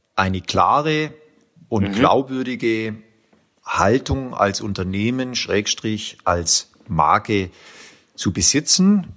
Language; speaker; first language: German; native; German